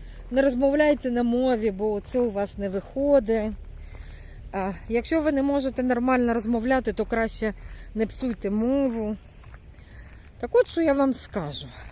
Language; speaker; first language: Ukrainian; non-native, local second language; Russian